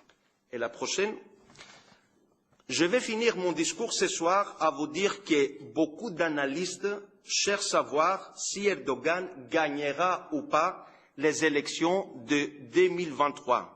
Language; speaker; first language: French; non-native, fluent; Greek